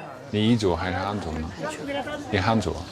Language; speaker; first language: Chinese; non-native, fluent; Dutch